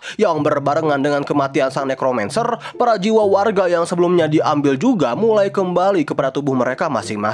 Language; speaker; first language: Indonesian; native; Indonesian